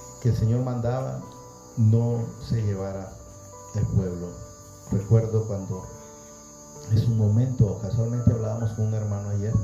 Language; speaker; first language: Spanish; native; Spanish